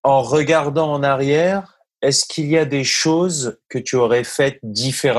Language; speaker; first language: French; native; French